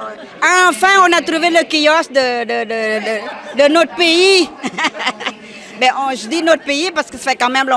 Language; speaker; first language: French; non-native, fluent; Lao